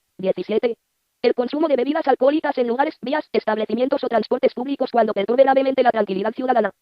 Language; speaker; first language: Spanish; native; Spanish